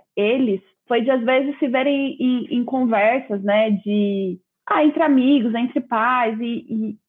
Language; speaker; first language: Portuguese; native; Portuguese